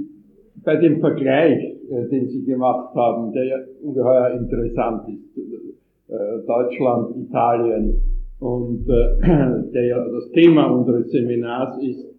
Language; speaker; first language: German; non-native, fluent; Italian